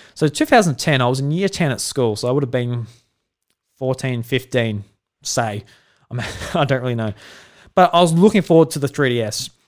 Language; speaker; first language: English; native; English